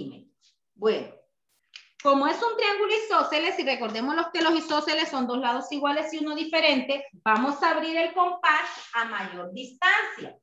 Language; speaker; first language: Spanish; native; Spanish